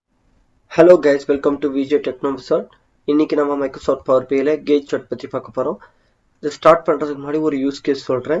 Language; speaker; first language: Tamil; native; Tamil